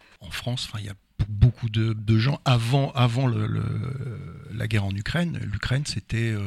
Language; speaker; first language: French; native; French